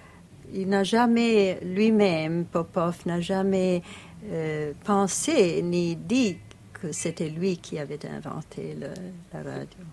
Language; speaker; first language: French; non-native, fluent; Italian